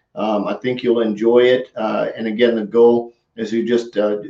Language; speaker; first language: English; native; English